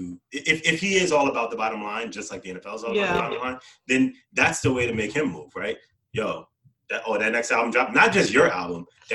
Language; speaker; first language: English; native; English